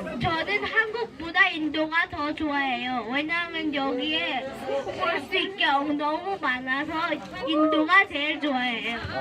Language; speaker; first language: Korean; early bilingual, other home language; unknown